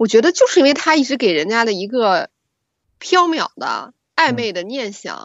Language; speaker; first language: Chinese; native; Chinese